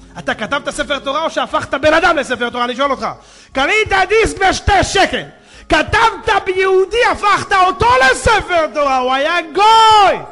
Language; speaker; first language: Hebrew; native; Hebrew